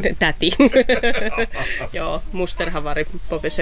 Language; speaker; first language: Swedish; non-native, local second language; Finnish